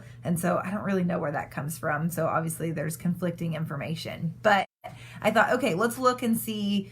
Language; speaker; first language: English; native; English